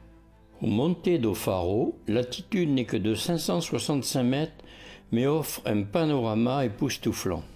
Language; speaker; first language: French; native; French